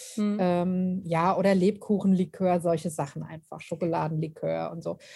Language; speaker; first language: German; native; German